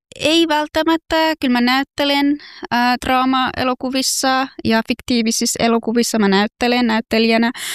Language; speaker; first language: Finnish; non-native, fluent; Persian